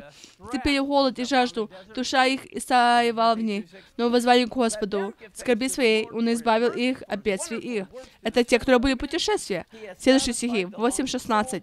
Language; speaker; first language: Russian; non-native, fluent; English